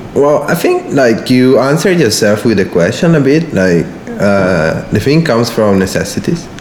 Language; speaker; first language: English; non-native, fluent; Italian